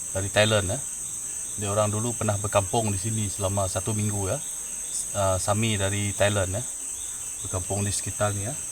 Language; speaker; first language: Malay; non-native, local second language; Iban